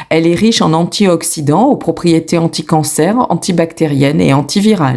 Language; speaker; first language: French; native; French